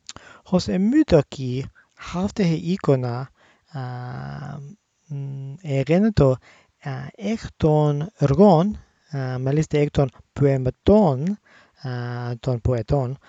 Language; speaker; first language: Greek; non-native, learner; English